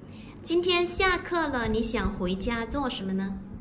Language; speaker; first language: Chinese; non-native, learner; Thai